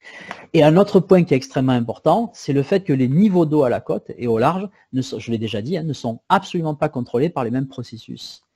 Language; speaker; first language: French; native; French